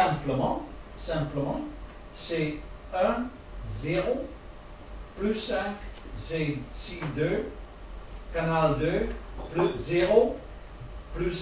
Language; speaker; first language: French; non-native, learner; Dutch